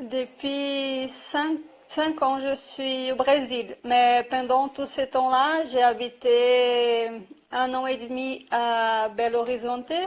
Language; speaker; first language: French; non-native, fluent; Portuguese